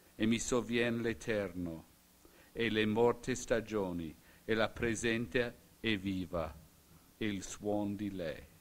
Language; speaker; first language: Italian; non-native, fluent; English